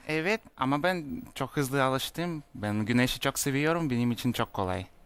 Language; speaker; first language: Turkish; non-native, learner; Russian